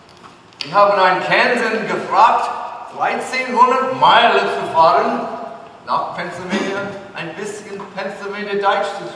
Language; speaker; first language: German; early bilingual, heritage; English